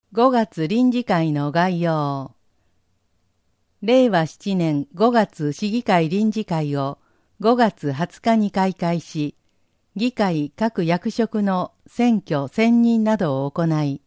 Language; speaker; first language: Japanese; native; Japanese